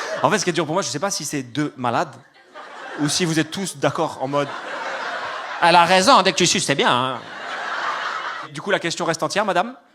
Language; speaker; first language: French; native; French